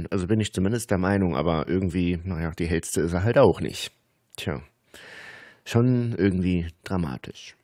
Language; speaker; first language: German; native; German